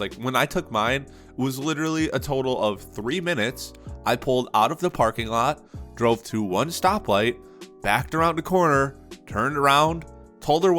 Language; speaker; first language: English; native; English